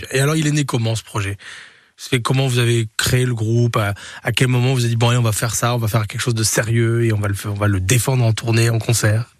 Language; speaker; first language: French; native; French